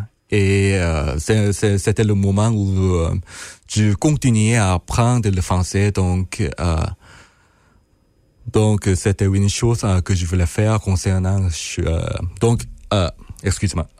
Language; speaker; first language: French; non-native, fluent; Korean